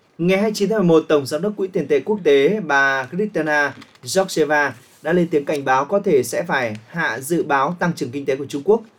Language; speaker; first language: Vietnamese; native; Vietnamese